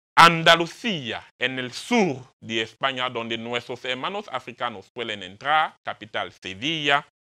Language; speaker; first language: Spanish; non-native, fluent; French